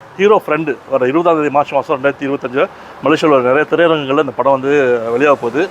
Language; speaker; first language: Tamil; native; Tamil